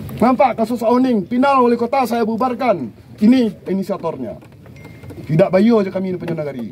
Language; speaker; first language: Indonesian; non-native, local second language; Minangkabau